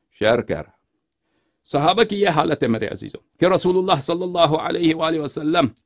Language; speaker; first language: Urdu; non-native, fluent; Persian